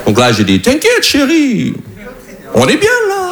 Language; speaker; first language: French; non-native, fluent; English